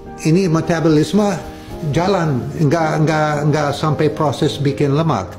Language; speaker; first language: Indonesian; non-native, fluent; English